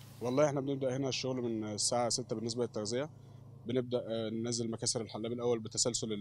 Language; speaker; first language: Arabic; native; Arabic